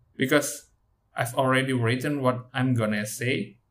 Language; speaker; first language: English; non-native, learner; Indonesian